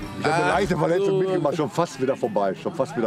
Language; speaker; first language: German; native; German